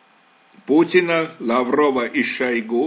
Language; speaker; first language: Russian; non-native, fluent; Armenian